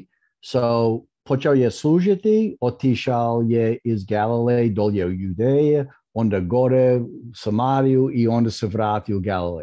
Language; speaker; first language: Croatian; early bilingual, heritage; English